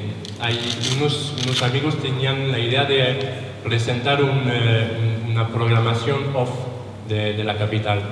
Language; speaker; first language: Spanish; non-native, learner; French